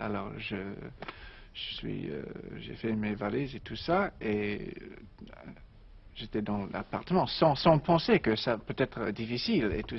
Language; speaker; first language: French; non-native, learner; English